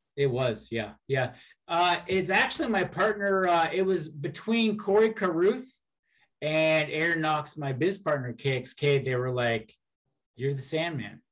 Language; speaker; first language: English; native; English